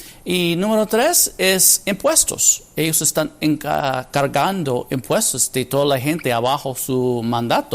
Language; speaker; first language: Spanish; non-native, fluent; English